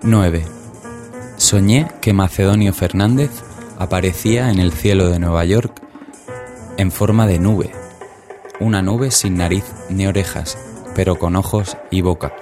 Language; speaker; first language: Spanish; native; Spanish